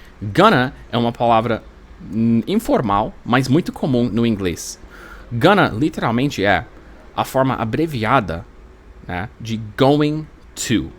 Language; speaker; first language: Portuguese; non-native, fluent; English